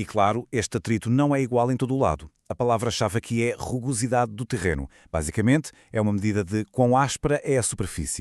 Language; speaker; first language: Portuguese; native; Portuguese